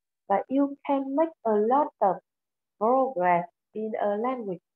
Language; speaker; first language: English; non-native, learner; Vietnamese